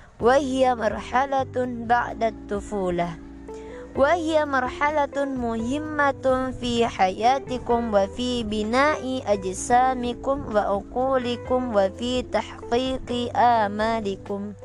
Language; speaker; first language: Arabic; non-native, learner; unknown